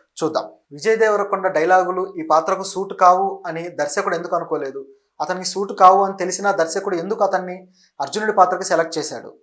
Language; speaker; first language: Telugu; native; Telugu